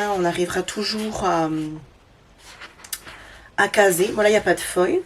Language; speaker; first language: French; native; French